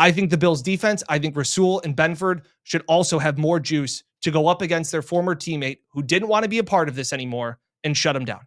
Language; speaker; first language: English; native; English